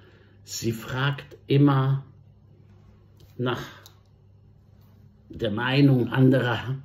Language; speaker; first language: German; non-native, fluent; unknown